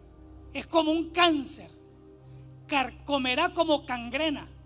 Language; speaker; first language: Spanish; native; Spanish